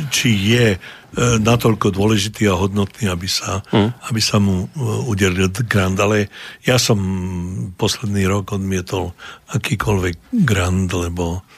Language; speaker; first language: Slovak; native; Slovak